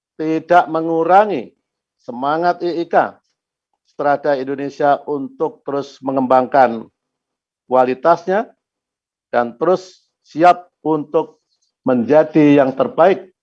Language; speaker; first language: Indonesian; native; Indonesian